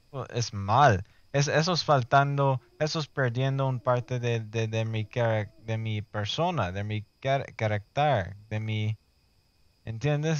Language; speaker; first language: Spanish; non-native, learner; English